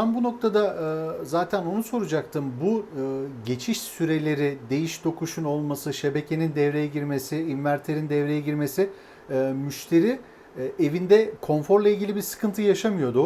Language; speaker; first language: Turkish; native; Turkish